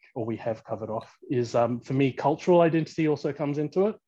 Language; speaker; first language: English; early bilingual, other home language; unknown